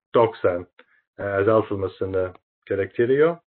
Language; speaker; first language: Turkish; non-native, fluent; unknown